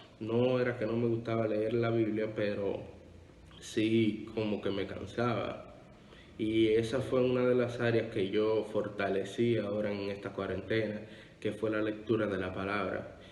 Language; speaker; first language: Spanish; native; Spanish